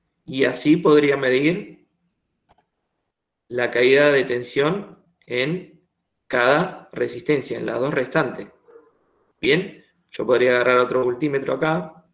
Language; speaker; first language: Spanish; native; Spanish